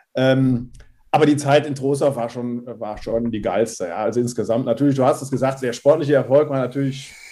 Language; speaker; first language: German; non-native, fluent; Czech